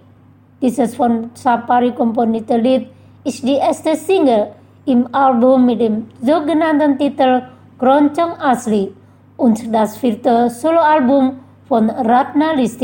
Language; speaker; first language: German; non-native, fluent; Indonesian